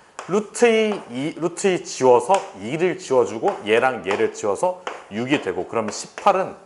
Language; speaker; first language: Korean; native; Korean